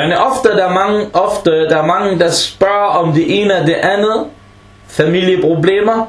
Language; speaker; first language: Danish; early bilingual, other home language; Arabic